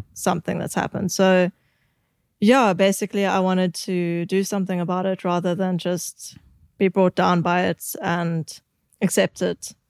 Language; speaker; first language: English; native; English